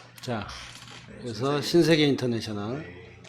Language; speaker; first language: Korean; native; Korean